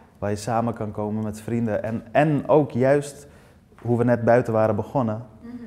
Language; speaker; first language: Dutch; early bilingual, other home language; Persian